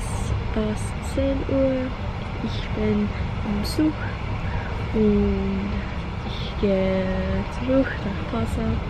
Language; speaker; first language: German; non-native, learner; English